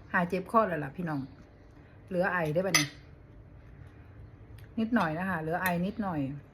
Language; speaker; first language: Thai; native; Thai